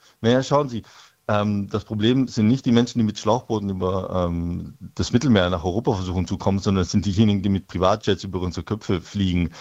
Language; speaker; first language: German; native; German